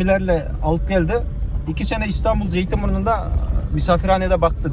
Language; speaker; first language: Turkish; non-native, local second language; Kazakh